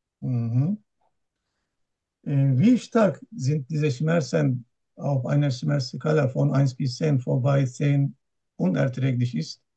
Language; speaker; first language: German; non-native, learner; Turkish